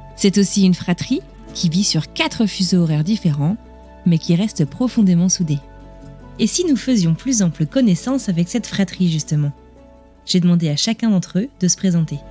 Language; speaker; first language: French; native; French